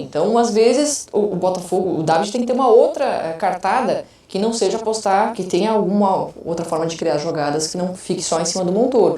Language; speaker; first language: Portuguese; native; Portuguese